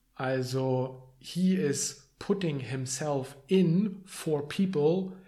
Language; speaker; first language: English; non-native, fluent; German